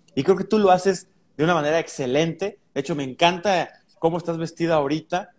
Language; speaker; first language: Spanish; native; Spanish